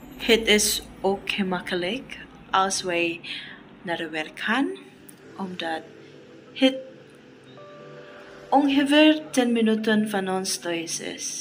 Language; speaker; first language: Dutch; non-native, learner; Filipino